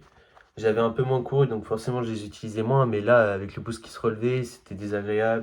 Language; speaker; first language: French; native; French